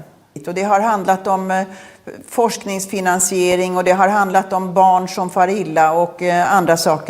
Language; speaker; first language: Swedish; native; Swedish